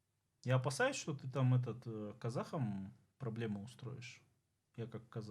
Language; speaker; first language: Russian; native; Russian